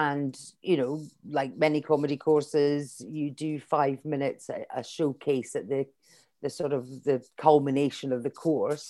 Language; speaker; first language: English; native; English